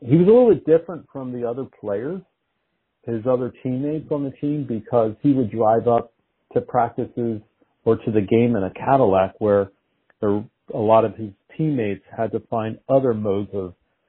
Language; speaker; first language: English; native; English